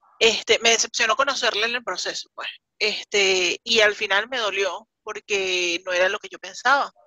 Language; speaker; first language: Spanish; native; Spanish